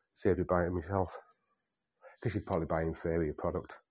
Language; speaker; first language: English; native; English